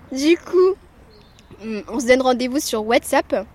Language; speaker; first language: French; early bilingual, other home language; Amharic